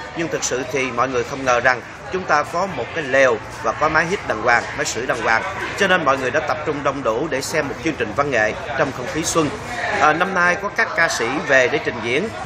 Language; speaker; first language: Vietnamese; native; Vietnamese